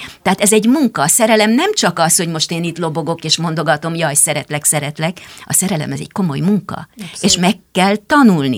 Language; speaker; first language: Hungarian; native; Hungarian